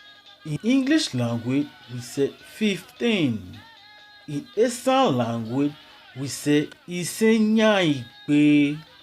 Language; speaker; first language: English; non-native, local second language; Esan